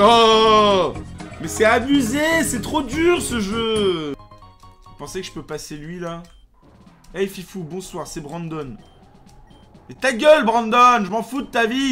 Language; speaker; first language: French; native; French